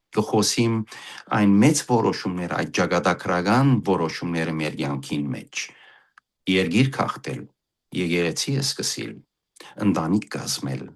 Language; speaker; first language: Armenian; early bilingual, heritage; Armenian